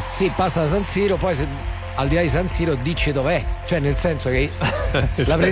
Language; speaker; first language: Italian; native; Italian